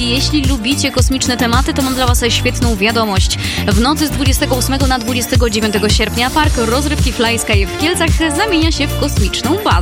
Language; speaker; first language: Polish; native; Polish